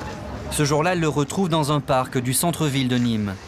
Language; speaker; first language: French; native; French